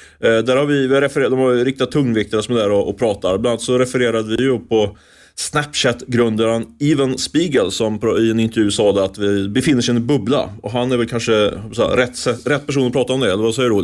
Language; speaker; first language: Swedish; native; Swedish